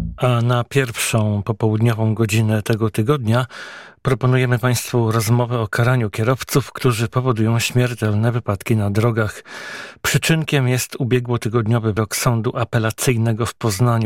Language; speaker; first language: Polish; native; Polish